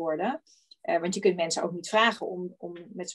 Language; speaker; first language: Dutch; native; Dutch